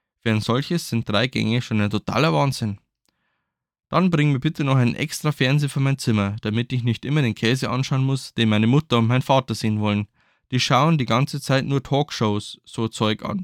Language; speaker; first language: German; native; German